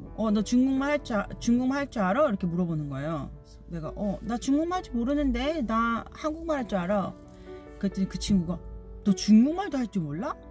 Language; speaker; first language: Korean; native; Korean